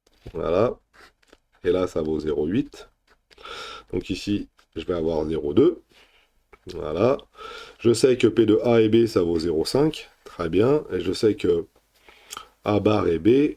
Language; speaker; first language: French; native; French